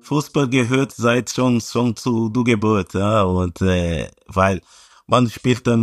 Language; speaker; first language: German; non-native, fluent; Portuguese